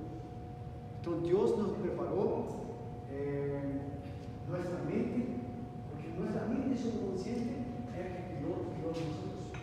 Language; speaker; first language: Spanish; non-native, learner; Portuguese